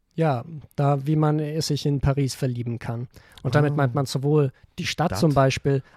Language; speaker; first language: German; native; German